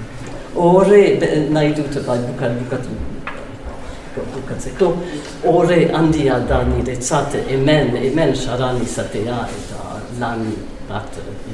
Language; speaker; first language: Basque; non-native, learner; English